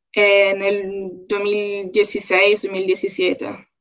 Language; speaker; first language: Spanish; non-native, local second language; Italian